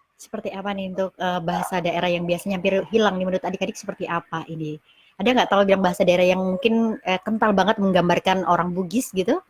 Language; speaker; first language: Indonesian; native; Indonesian